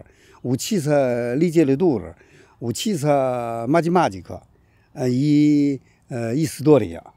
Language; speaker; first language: Russian; non-native, learner; Chinese